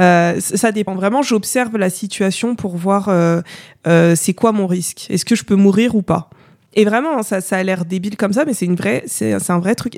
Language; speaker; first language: French; native; French